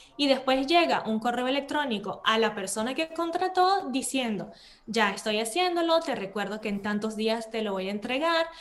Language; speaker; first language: Spanish; native; Spanish